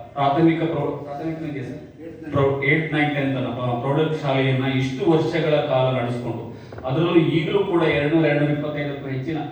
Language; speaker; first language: Kannada; non-native, local second language; Marathi